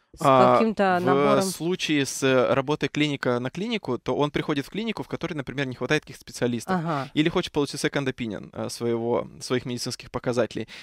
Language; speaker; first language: Russian; native; Russian